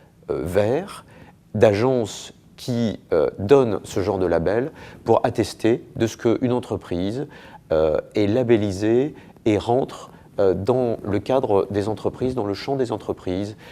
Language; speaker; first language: French; native; French